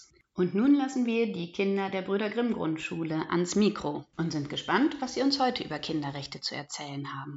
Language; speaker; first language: German; native; German